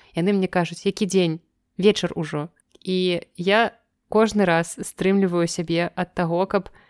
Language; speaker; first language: Belarusian; non-native, local second language; Russian